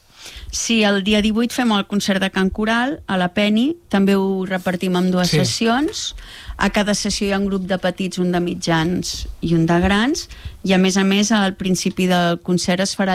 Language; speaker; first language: Catalan; native; Catalan